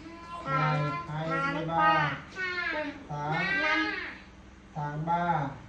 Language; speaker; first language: Vietnamese; non-native, local second language; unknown